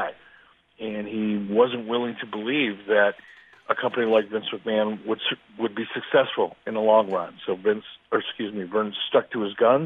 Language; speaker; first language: English; native; English